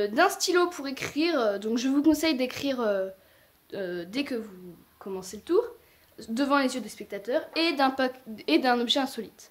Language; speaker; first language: French; native; French